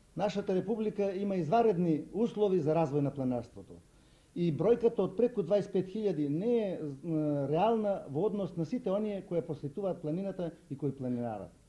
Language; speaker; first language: Macedonian; native; Macedonian